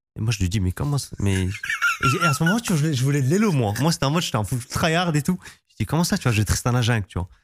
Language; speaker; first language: French; native; French